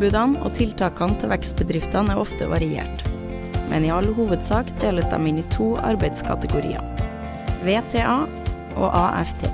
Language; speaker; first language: Norwegian; native; Norwegian